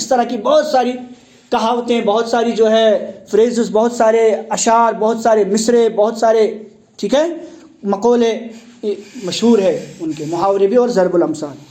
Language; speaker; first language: Urdu; non-native, local second language; Kashmiri